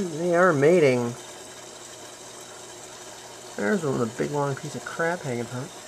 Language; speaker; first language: English; native; English